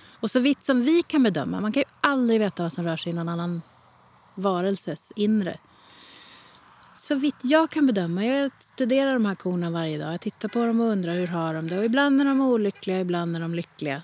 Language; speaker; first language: Swedish; native; Swedish